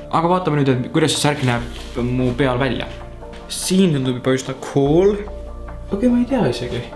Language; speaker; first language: Estonian; early bilingual, heritage; Estonian